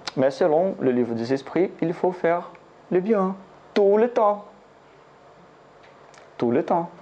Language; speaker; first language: French; non-native, learner; Portuguese